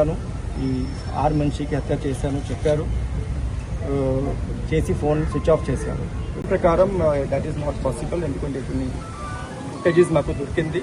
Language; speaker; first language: Telugu; non-native, learner; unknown